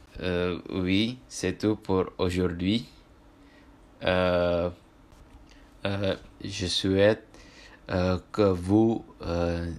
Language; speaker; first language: French; non-native, learner; Indonesian